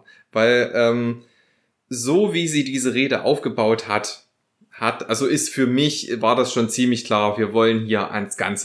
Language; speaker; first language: German; native; German